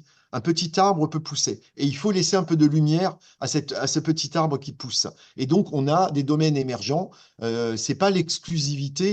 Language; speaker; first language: French; native; French